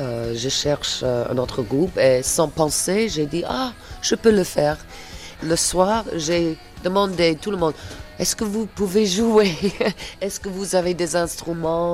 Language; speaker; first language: French; non-native, fluent; English